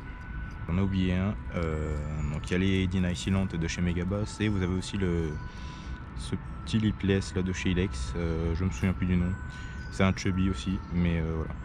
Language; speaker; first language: French; native; French